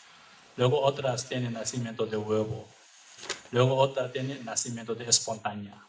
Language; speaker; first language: Spanish; non-native, learner; Tibetan